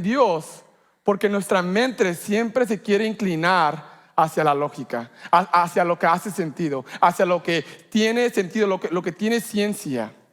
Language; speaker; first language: Spanish; early bilingual, heritage; Spanish